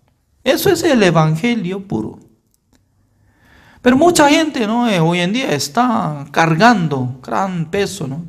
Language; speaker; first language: Spanish; non-native, fluent; Korean